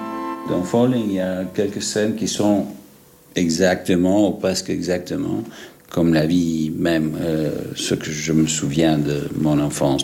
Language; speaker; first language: French; non-native, fluent; English